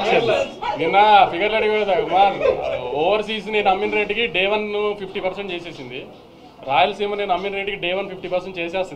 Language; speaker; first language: Telugu; native; Telugu